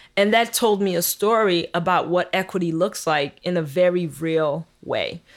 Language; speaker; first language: English; early bilingual, other home language; Haitian Creole